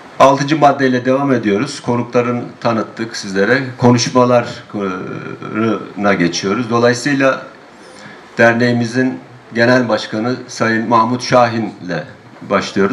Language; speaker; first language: Turkish; native; Turkish